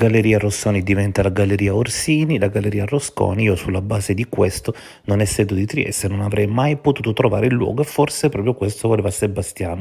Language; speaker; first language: Italian; native; Italian